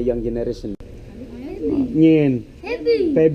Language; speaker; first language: English; non-native, learner; Balinese